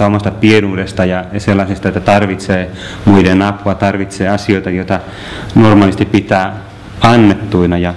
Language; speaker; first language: Finnish; native; Finnish